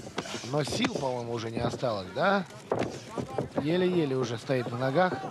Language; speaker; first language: Russian; native; Russian